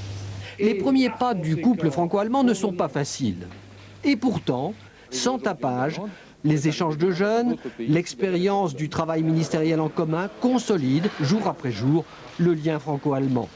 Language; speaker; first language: French; native; French